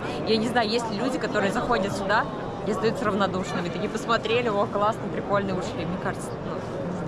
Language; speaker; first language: Russian; native; Russian